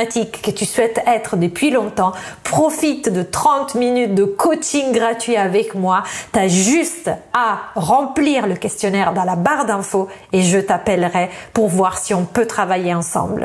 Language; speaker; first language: French; non-native, fluent; Italian